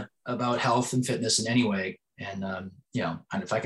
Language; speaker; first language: English; native; English